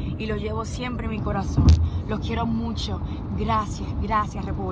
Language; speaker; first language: Spanish; early bilingual, heritage; Spanish